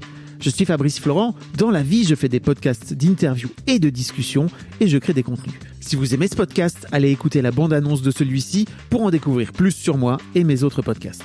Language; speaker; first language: French; native; French